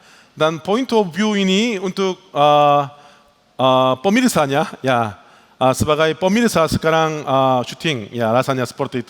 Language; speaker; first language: Indonesian; non-native, learner; Korean